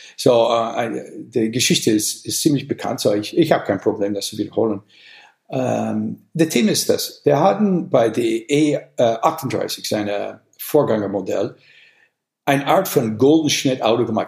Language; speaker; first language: German; non-native, fluent; English